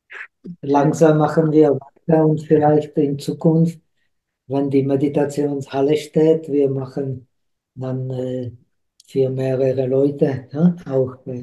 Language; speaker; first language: German; non-native, fluent; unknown